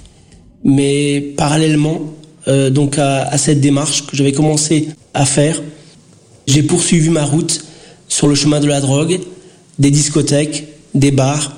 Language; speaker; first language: French; early bilingual, other home language; Portuguese